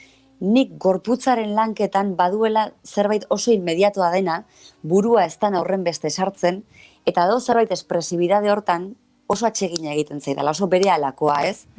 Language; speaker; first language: Basque; native; Basque